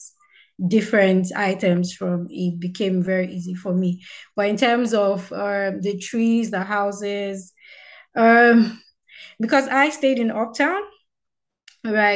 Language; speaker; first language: English; non-native, local second language; Yoruba